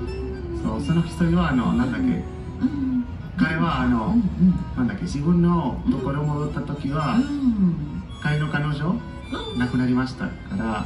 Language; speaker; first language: Japanese; non-native, learner; Spanish